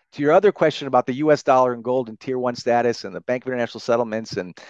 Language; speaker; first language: English; native; English